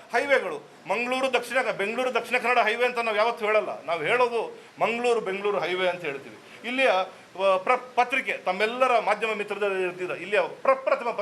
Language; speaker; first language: Kannada; non-native, local second language; Tulu